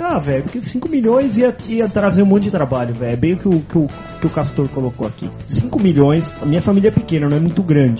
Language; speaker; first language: Portuguese; native; Portuguese